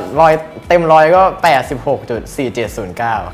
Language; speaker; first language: Thai; native; Thai